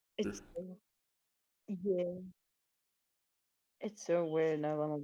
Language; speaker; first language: English; non-native, learner; Spanish